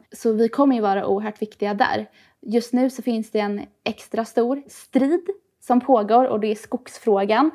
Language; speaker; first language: Swedish; early bilingual, other home language; Persian